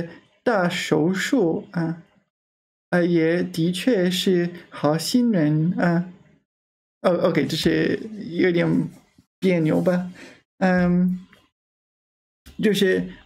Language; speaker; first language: Chinese; non-native, learner; English